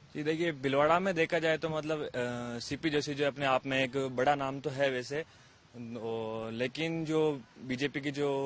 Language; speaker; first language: Hindi; native; Hindi